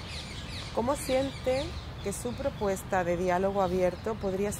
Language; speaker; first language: Spanish; native; Spanish